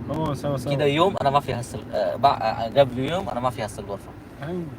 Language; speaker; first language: Arabic; non-native, learner; Bangla